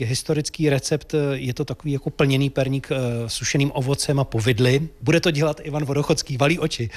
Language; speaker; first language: Czech; native; Czech